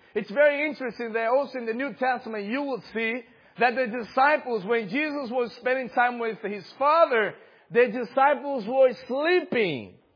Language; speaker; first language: English; non-native, fluent; Portuguese